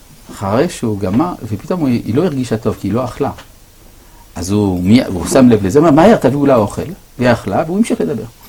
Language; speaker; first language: Hebrew; non-native, fluent; French